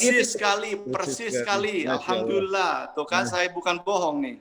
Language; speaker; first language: Indonesian; early bilingual, heritage; English